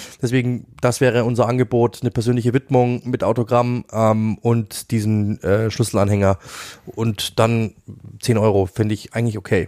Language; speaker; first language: German; native; German